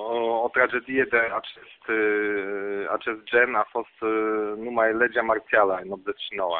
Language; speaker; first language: Romanian; non-native, fluent; Polish